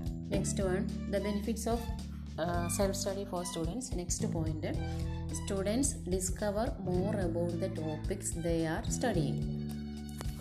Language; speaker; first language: English; non-native, local second language; Malayalam